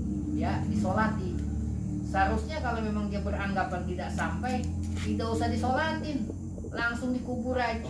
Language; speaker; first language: Indonesian; native; Indonesian